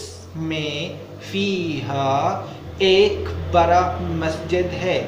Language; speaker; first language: Hindi; non-native, learner; Arabic